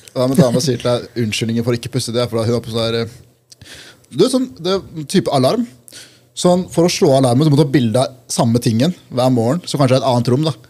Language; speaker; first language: Norwegian; early bilingual, other home language; Punjabi